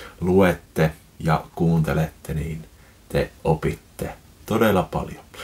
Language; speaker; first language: Finnish; native; Finnish